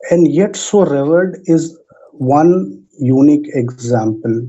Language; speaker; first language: English; non-native, local second language; Hindi